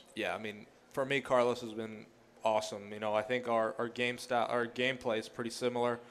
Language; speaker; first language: English; early bilingual, other home language; Greek